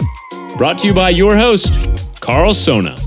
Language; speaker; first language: English; native; English